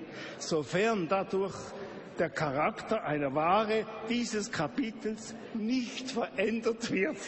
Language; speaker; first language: German; native; German